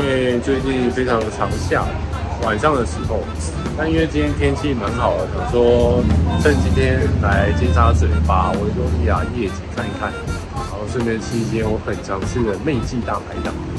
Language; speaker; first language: Chinese; native; Chinese